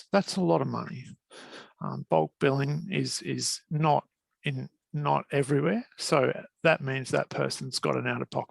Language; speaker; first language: English; native; English